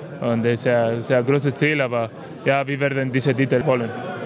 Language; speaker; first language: German; non-native, learner; Spanish